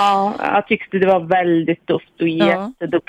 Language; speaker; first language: Swedish; non-native, fluent; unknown